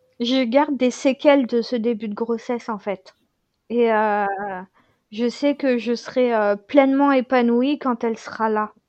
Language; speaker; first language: French; native; French